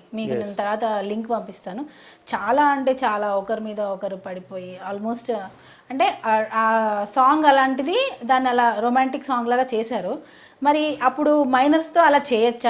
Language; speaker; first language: Telugu; native; Telugu